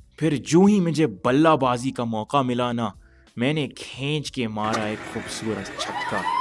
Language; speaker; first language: Urdu; early bilingual, heritage; Urdu